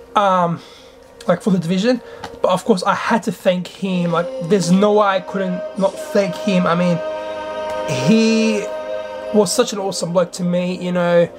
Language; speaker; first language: English; native; English